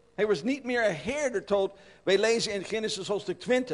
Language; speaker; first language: Dutch; non-native, learner; English